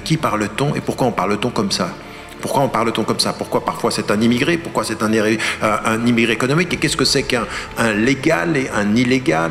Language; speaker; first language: French; early bilingual, other home language; Arabic